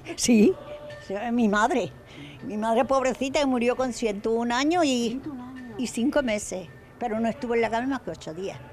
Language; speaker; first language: Spanish; native; Spanish